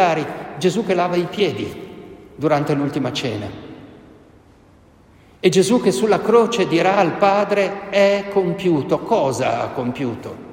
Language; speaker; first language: Italian; native; Italian